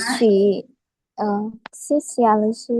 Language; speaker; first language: Chinese; non-native, learner; Lao